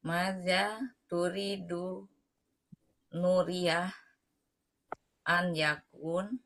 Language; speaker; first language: Arabic; non-native, learner; Indonesian